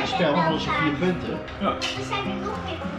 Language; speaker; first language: Dutch; non-native, learner; Thai